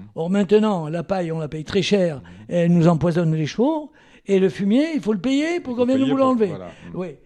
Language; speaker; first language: French; native; French